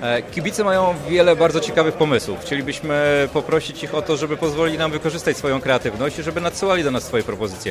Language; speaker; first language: Polish; native; Polish